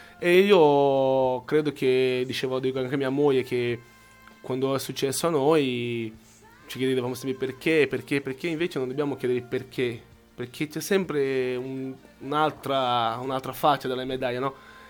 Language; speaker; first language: Italian; non-native, fluent; Portuguese